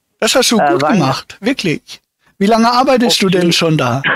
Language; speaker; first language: German; native; German